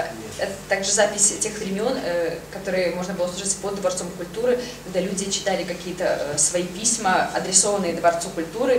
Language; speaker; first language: Polish; non-native, fluent; Russian